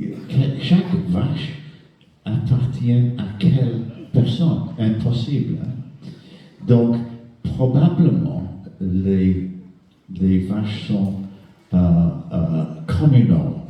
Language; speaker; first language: French; non-native, fluent; English